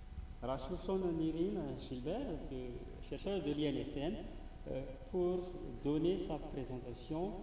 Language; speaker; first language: French; non-native, local second language; Malagasy